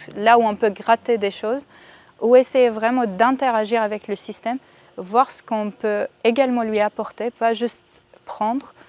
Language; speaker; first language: French; non-native, fluent; Arabic